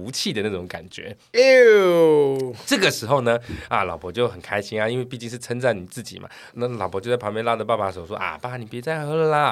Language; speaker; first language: Chinese; native; Chinese